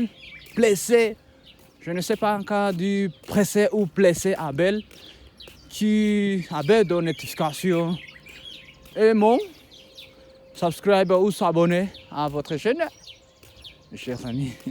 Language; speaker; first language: French; non-native, learner; Kinyarwanda